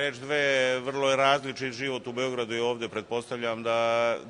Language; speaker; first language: Serbian; native; Serbian